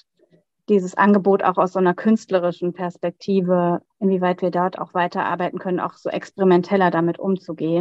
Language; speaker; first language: German; native; German